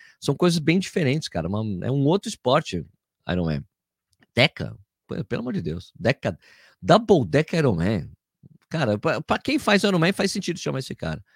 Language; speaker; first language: Portuguese; native; Portuguese